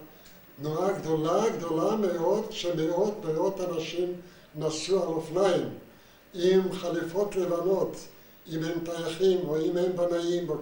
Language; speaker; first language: Hebrew; non-native, fluent; Yiddish